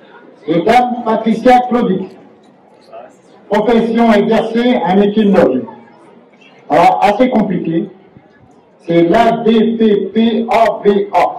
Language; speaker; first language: French; native; French